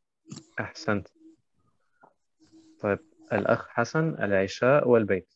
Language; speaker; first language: Arabic; non-native, fluent; German